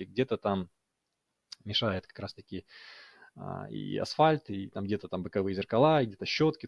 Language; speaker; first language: Russian; native; Russian